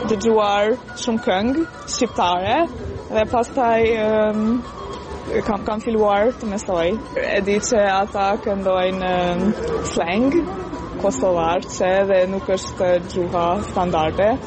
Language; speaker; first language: Albanian; non-native, learner; Hungarian